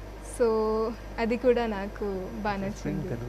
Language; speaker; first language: Telugu; non-native, fluent; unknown